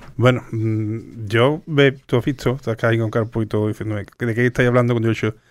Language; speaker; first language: Spanish; native; Spanish